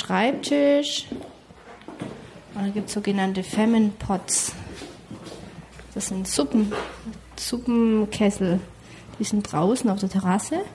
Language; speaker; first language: German; native; German